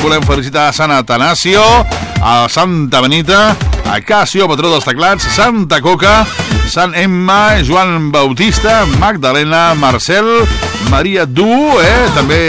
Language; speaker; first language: Catalan; native; Catalan